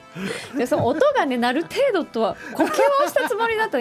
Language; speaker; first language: Japanese; native; Japanese